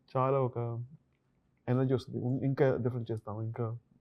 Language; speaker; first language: Telugu; non-native, learner; Tamil